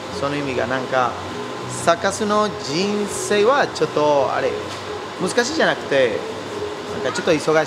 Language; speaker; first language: Japanese; non-native, learner; Spanish